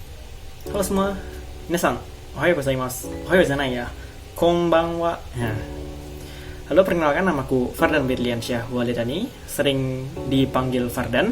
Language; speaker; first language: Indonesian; native; Indonesian